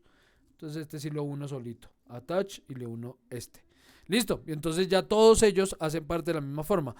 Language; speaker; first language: Spanish; native; Spanish